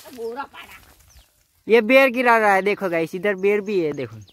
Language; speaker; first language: Hindi; non-native, local second language; Gujarati